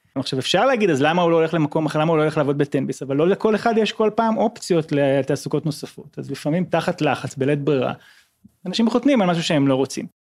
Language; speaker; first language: Hebrew; native; Hebrew